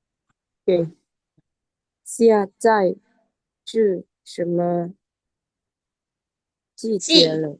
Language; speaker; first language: Chinese; non-native, learner; Lao